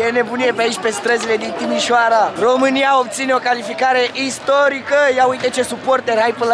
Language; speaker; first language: Romanian; native; Romanian